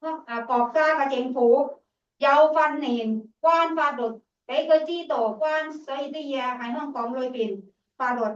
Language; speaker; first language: Cantonese; non-native, fluent; Thai